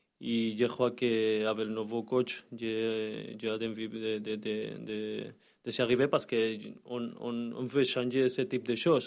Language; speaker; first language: French; non-native, learner; Spanish